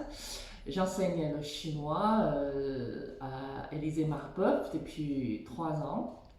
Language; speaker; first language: French; non-native, fluent; Chinese